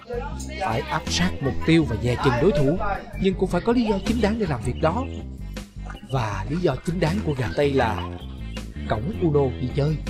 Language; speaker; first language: Vietnamese; native; Vietnamese